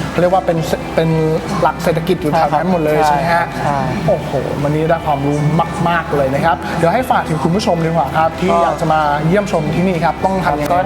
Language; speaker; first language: Thai; native; Thai